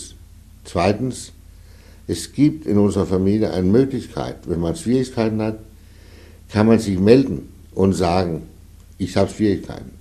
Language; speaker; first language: German; non-native, fluent; Danish